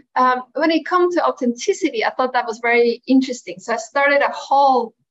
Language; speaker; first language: English; non-native, fluent; Norwegian